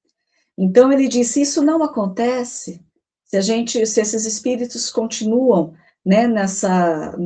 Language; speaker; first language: Portuguese; native; Portuguese